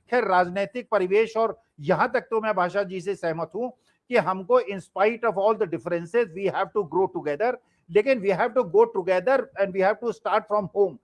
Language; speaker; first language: Hindi; native; Hindi